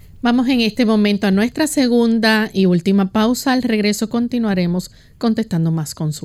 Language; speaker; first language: Spanish; native; Spanish